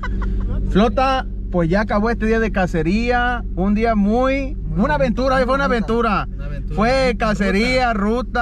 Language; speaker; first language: Spanish; native; Spanish